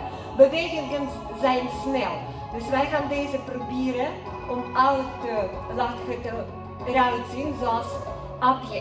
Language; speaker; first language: Dutch; non-native, learner; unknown